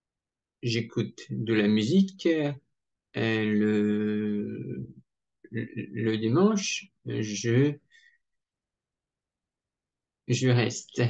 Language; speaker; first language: French; non-native, learner; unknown